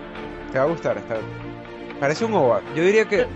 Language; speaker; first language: Spanish; native; Spanish